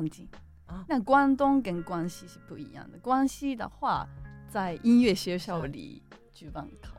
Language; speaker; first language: Chinese; non-native, fluent; Japanese